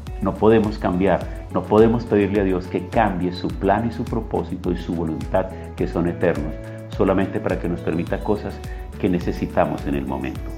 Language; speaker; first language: Spanish; native; Spanish